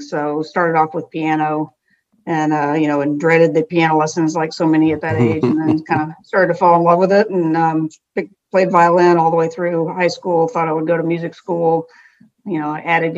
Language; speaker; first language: English; native; English